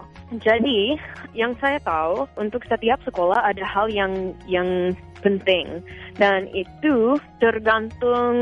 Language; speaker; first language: Indonesian; non-native, fluent; English